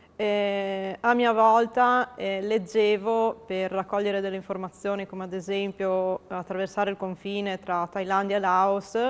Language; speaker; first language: Italian; native; Italian